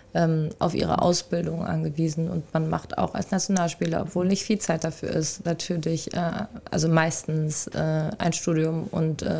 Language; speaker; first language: German; native; German